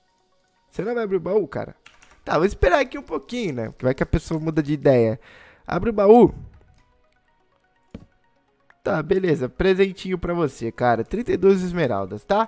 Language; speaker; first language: Portuguese; native; Portuguese